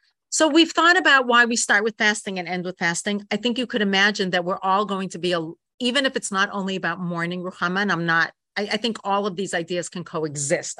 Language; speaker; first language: English; native; English